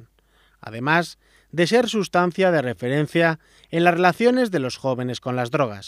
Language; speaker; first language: Spanish; native; Spanish